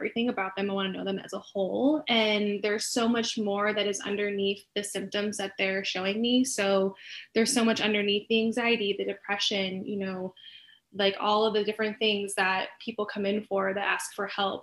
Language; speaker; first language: English; native; English